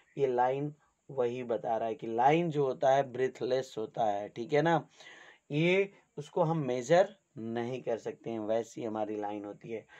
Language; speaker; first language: Hindi; native; Hindi